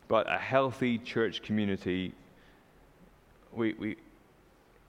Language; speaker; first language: English; native; English